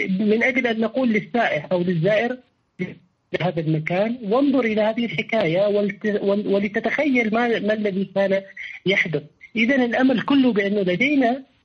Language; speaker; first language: Arabic; native; Arabic